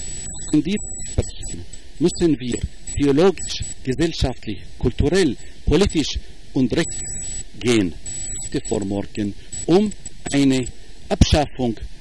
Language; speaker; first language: German; non-native, fluent; Arabic